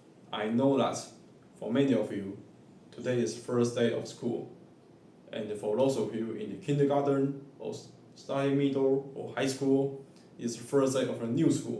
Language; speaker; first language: English; non-native, learner; Chinese